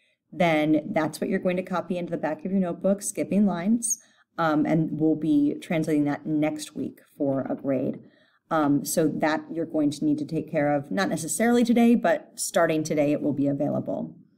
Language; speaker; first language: English; native; English